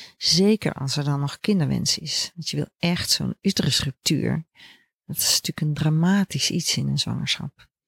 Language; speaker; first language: Dutch; native; Dutch